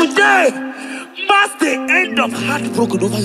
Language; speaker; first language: English; non-native, local second language; Igbo